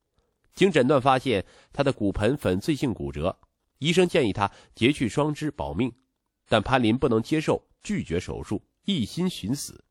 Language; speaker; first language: Chinese; native; Chinese